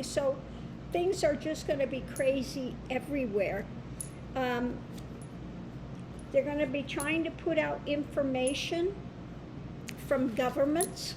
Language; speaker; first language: English; native; English